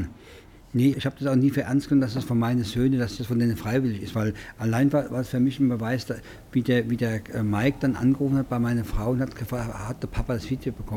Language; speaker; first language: German; native; German